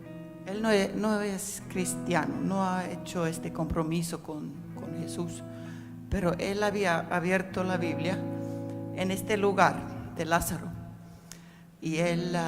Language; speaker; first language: Spanish; non-native, fluent; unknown